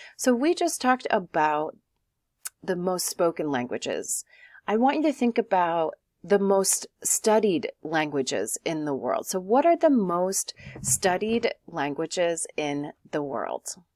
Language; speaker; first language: English; native; English